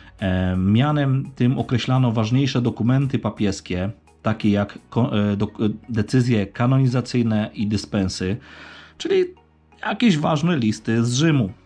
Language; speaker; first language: Polish; native; Polish